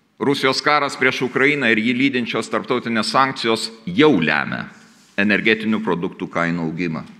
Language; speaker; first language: Lithuanian; native; Lithuanian